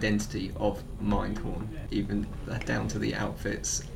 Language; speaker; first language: English; native; English